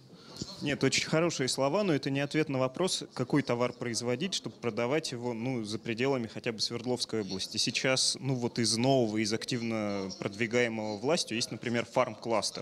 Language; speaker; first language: Russian; native; Russian